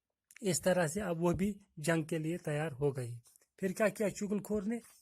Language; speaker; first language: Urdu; non-native, local second language; Kashmiri